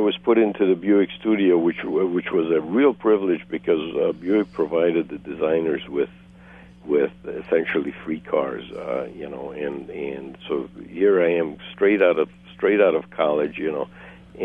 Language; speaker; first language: English; non-native, fluent; Hungarian